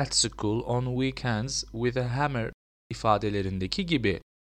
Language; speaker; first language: English; non-native, fluent; Turkish